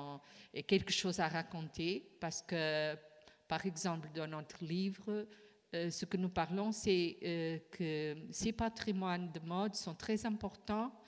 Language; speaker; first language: French; non-native, fluent; Portuguese